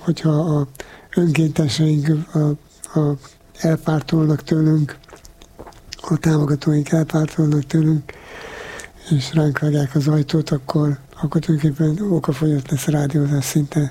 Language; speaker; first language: Hungarian; native; Hungarian